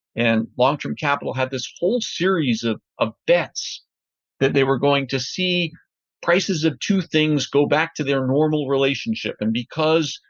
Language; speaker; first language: English; native; English